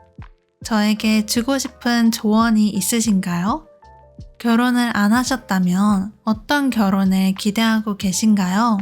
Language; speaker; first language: Korean; native; Korean